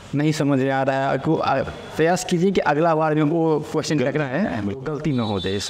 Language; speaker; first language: Hindi; native; Hindi